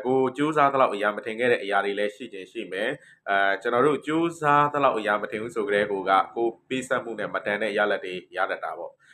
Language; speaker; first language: Burmese; native; Burmese